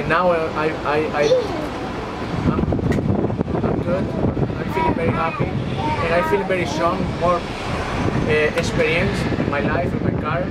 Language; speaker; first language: English; non-native, learner; Spanish